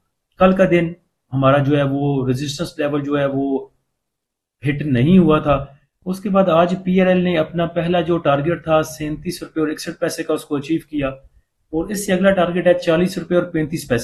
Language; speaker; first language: Hindi; native; Hindi